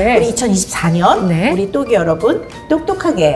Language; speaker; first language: Korean; native; Korean